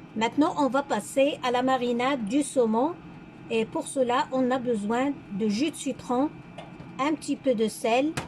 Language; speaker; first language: French; non-native, local second language; Arabic